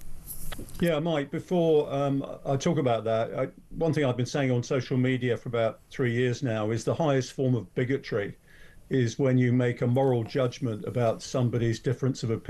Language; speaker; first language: English; native; English